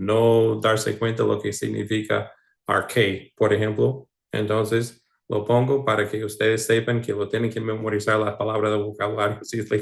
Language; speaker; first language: Spanish; non-native, fluent; English